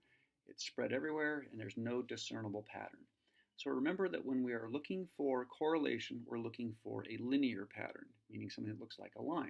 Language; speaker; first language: English; native; English